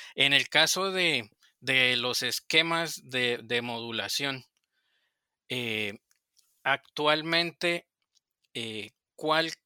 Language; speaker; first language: Spanish; native; Spanish